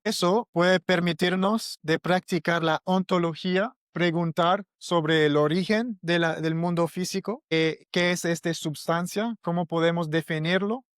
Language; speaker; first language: Spanish; non-native, learner; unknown